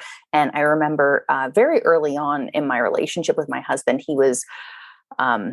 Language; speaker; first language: English; native; English